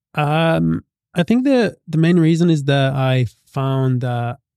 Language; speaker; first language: English; non-native, fluent; Italian